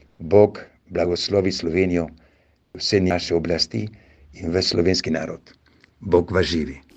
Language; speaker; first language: Slovenian; early bilingual, heritage; Slovenian